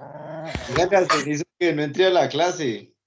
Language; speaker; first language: Spanish; native; Spanish